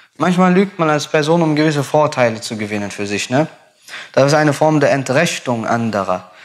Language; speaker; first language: German; non-native, fluent; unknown